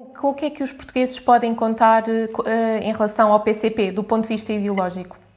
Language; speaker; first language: Portuguese; native; Portuguese